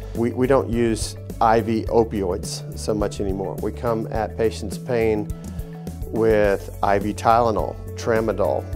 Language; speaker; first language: English; native; English